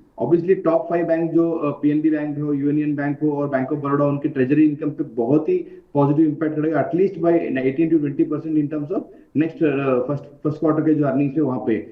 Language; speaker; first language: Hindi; non-native, local second language; Kannada